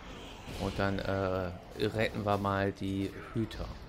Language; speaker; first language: German; native; German